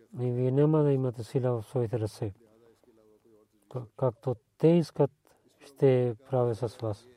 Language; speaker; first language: Bulgarian; non-native, fluent; Urdu